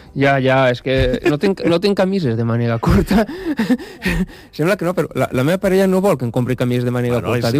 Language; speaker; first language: Catalan; native; Catalan